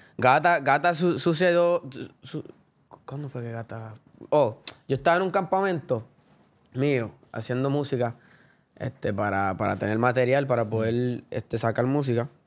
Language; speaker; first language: Spanish; early bilingual, other home language; English